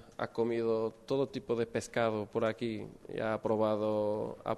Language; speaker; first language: Spanish; non-native, fluent; Portuguese